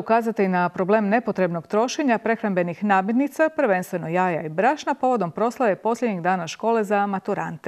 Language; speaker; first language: Croatian; native; Croatian